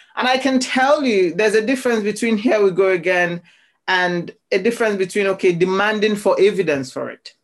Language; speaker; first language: English; non-native, local second language; Igbo